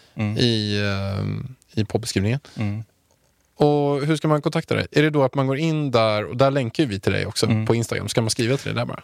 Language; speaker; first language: Swedish; native; Swedish